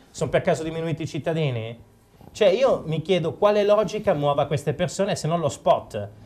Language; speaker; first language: Italian; native; Italian